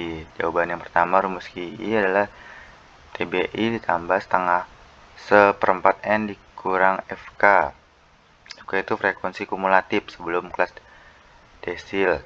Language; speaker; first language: Indonesian; native; Indonesian